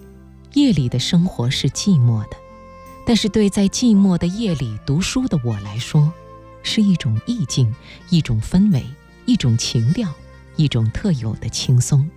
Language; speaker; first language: Chinese; native; Chinese